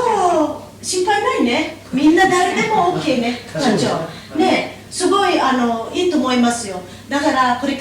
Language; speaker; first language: Japanese; non-native, learner; Filipino